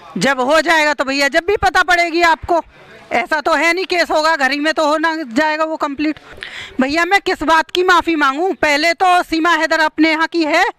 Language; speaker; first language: Hindi; native; Hindi